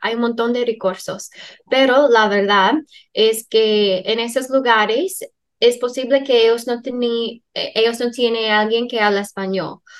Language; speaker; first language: Spanish; non-native, fluent; English